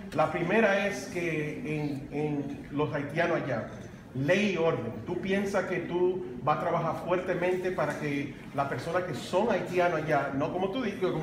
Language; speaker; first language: Spanish; early bilingual, heritage; Spanish